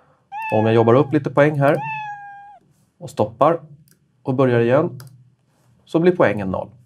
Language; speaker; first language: Swedish; native; Swedish